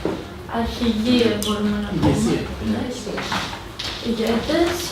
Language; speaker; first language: Greek; early bilingual, heritage; Greek